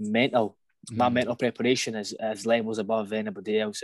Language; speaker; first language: English; native; English